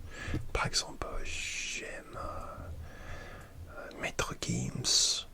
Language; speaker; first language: French; non-native, learner; English